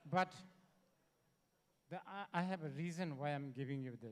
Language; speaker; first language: English; non-native, learner; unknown